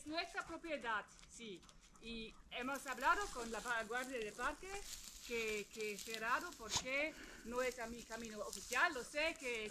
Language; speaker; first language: Spanish; non-native, fluent; French